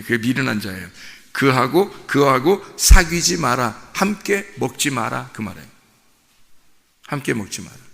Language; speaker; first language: Korean; native; Korean